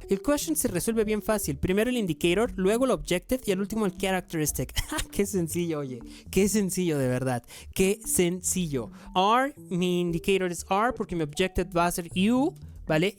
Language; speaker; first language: Spanish; native; Spanish